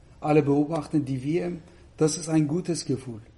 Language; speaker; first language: German; non-native, learner; Persian